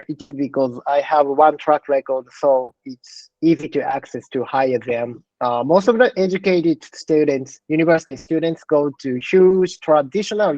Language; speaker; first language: English; non-native, learner; Japanese